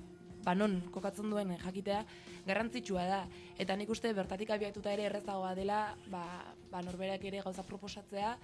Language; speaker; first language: Basque; native; Basque